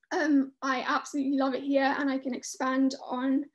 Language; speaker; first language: English; native; English